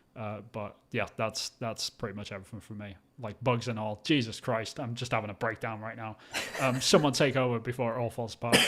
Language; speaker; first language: English; native; English